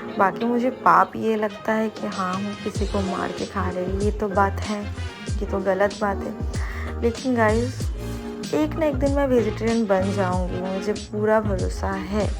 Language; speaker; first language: Hindi; non-native, local second language; Bangla